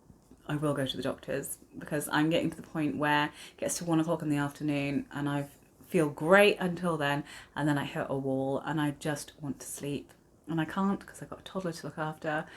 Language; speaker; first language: English; native; English